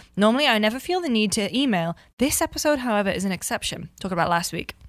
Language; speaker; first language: English; native; English